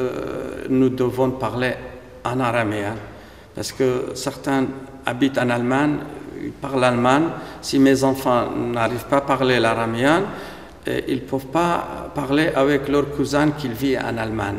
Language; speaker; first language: French; non-native, fluent; Aramaic